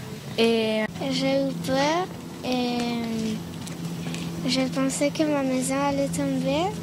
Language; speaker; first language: French; non-native, learner; Spanish